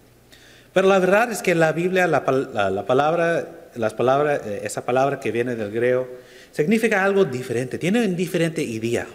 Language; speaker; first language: Spanish; non-native, fluent; English